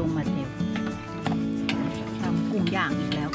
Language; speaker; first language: Italian; non-native, learner; Thai